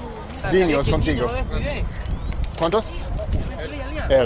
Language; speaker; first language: Spanish; non-native, learner; English